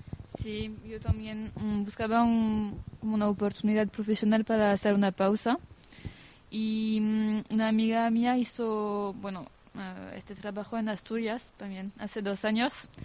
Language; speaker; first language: Spanish; non-native, fluent; French